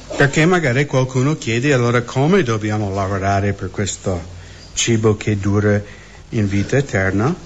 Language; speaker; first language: Italian; non-native, fluent; English